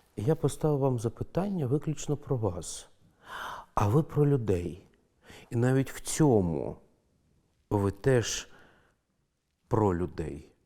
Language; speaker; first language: Ukrainian; native; Ukrainian